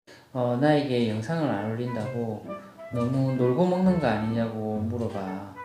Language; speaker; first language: Korean; native; Korean